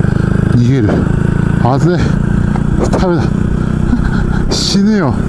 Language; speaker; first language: Japanese; native; Japanese